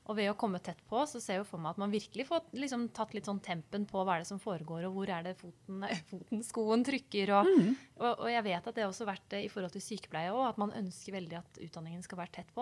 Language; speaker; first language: Norwegian; native; Norwegian